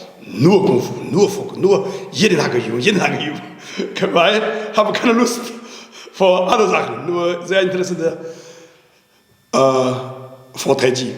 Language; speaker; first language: German; non-native, learner; Chinese